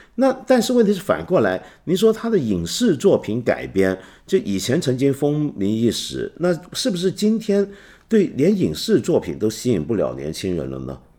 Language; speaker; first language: Chinese; native; Chinese